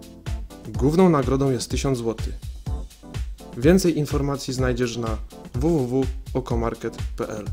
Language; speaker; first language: Polish; native; Polish